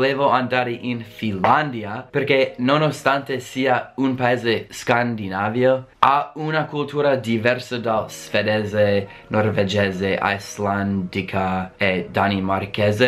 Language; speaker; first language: Italian; non-native, fluent; English